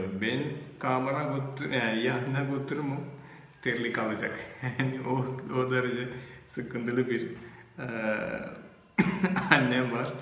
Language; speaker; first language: Turkish; non-native, fluent; Malayalam